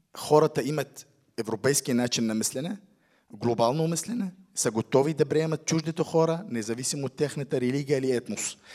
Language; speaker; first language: Bulgarian; non-native, fluent; Arabic